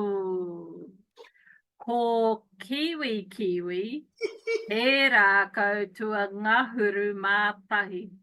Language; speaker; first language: Māori; non-native, learner; English